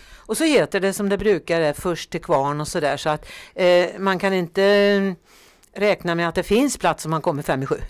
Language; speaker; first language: Swedish; native; Swedish